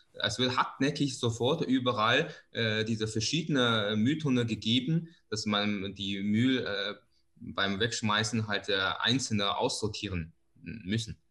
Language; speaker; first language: German; non-native, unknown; Chinese